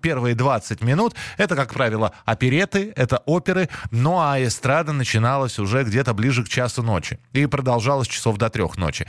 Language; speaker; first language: Russian; native; Russian